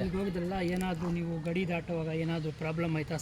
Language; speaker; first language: Kannada; native; Kannada